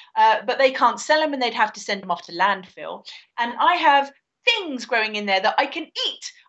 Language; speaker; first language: English; native; English